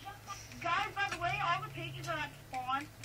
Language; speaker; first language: English; native; English